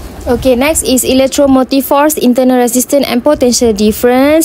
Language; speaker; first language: English; non-native, local second language; Malay